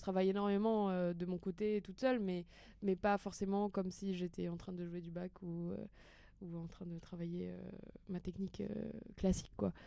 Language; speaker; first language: French; early bilingual, other home language; Portuguese